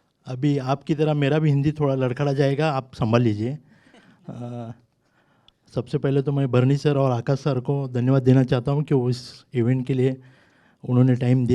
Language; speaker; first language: Hindi; non-native, local second language; Marathi